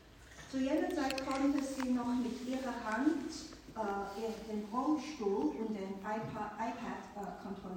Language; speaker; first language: German; non-native, fluent; Chinese